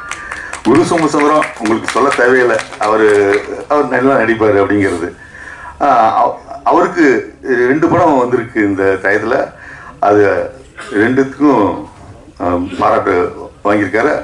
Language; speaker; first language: Tamil; native; Tamil